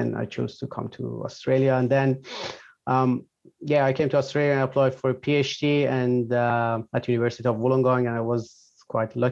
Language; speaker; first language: English; non-native, fluent; Persian